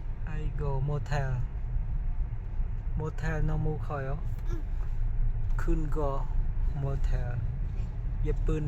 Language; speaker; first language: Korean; non-native, learner; Khmer